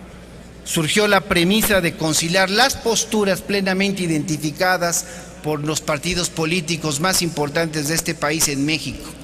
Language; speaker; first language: Spanish; native; Spanish